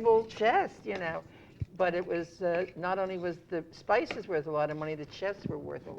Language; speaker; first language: English; native; English